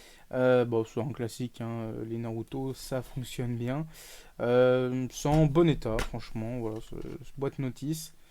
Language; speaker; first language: French; native; French